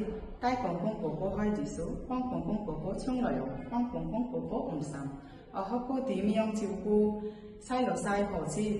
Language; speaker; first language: Cantonese; non-native, learner; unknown